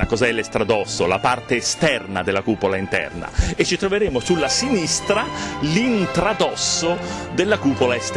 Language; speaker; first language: Italian; native; Italian